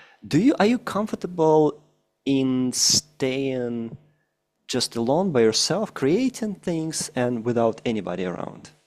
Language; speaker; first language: English; non-native, fluent; Russian